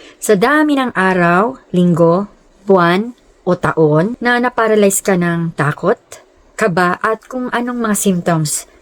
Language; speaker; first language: Filipino; non-native, local second language; Cebuano